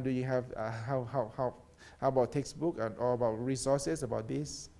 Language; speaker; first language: English; non-native, learner; Thai